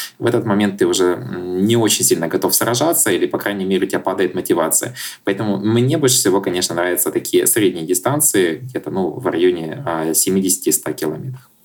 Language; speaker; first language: Russian; native; Russian